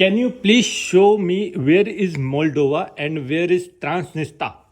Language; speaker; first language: English; non-native, local second language; Hindi